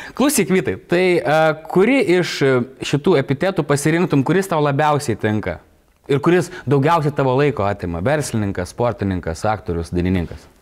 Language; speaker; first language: Lithuanian; native; Lithuanian